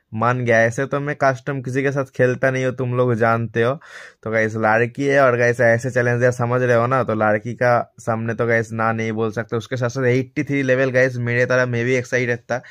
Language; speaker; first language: Hindi; non-native, local second language; Bangla